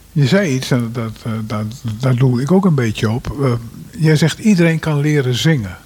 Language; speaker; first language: Dutch; native; Dutch